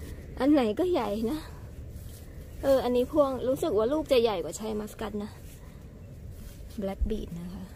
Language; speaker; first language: Japanese; non-native, fluent; Thai